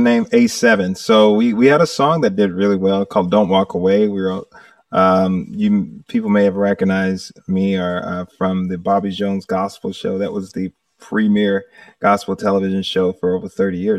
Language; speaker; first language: English; native; English